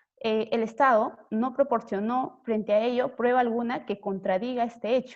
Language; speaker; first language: Spanish; native; Spanish